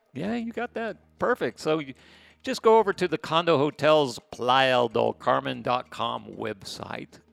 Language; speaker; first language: English; native; English